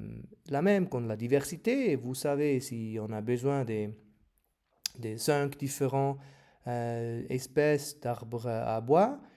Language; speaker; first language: French; non-native, learner; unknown